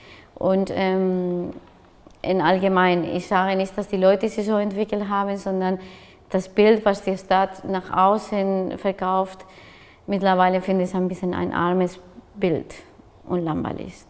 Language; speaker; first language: German; non-native, fluent; Spanish